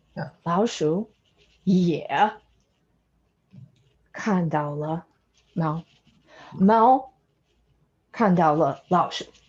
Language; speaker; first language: Chinese; non-native, fluent; English